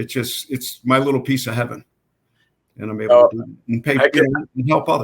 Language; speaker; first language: English; native; English